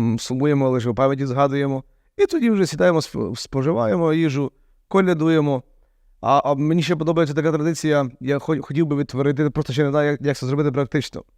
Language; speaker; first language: Ukrainian; native; Ukrainian